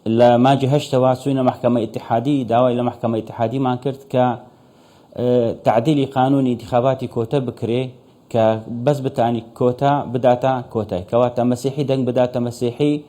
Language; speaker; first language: Central Kurdish; non-native, local second language; Syriac